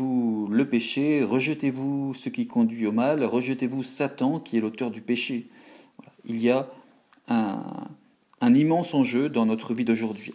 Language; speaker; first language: French; native; French